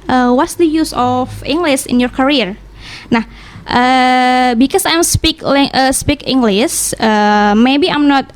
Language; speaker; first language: English; non-native, learner; Indonesian